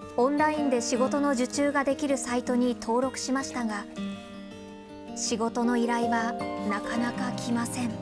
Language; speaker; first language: Japanese; native; Japanese